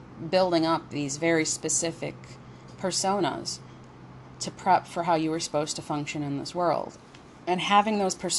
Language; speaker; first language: English; native; English